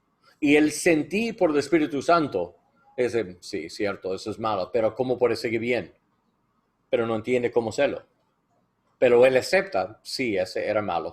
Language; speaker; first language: Spanish; non-native, learner; English